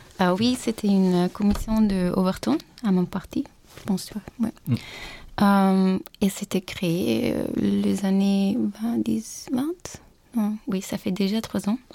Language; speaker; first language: French; non-native, fluent; Turkish